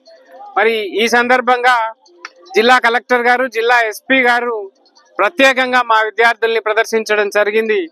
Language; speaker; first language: Telugu; native; Telugu